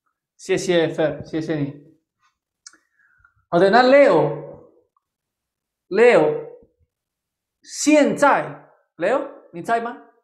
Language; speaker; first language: Chinese; non-native, fluent; Spanish